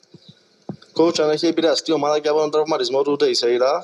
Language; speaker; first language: Greek; non-native, learner; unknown